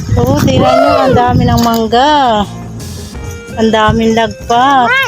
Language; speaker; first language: Filipino; native; Filipino